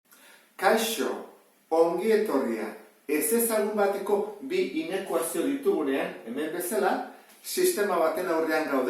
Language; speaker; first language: Basque; native; Basque